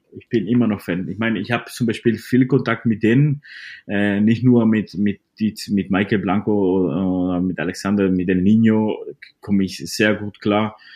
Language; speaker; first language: German; non-native, fluent; Spanish